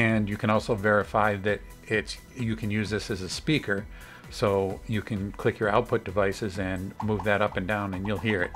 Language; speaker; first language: English; native; English